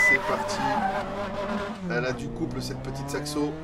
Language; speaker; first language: French; native; French